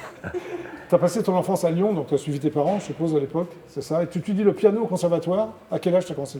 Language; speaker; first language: French; native; French